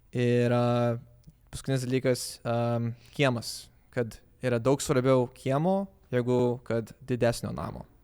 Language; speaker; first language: Lithuanian; early bilingual, heritage; Lithuanian